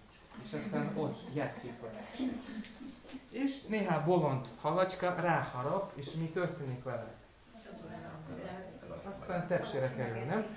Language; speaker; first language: Hungarian; non-native, learner; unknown